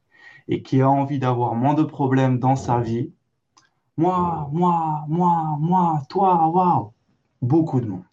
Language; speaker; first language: French; native; French